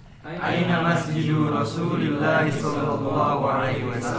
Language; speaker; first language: Arabic; non-native, learner; Indonesian